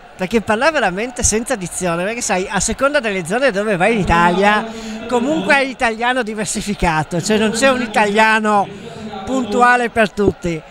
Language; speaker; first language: Italian; native; Italian